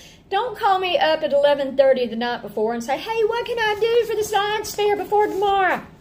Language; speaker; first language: English; native; English